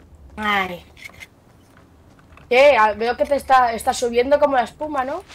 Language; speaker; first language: Spanish; native; Spanish